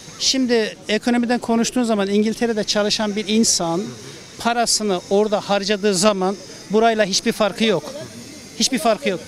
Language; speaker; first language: Turkish; native; Turkish